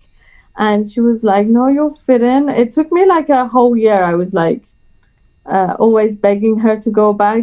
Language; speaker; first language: English; early bilingual, other home language; Persian